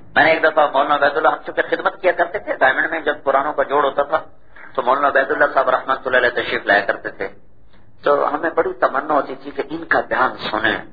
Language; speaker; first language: Urdu; non-native, local second language; Punjabi